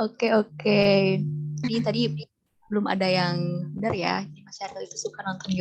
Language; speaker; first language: Indonesian; native; Indonesian